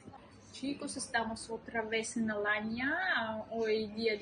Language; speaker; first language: Spanish; non-native, learner; Russian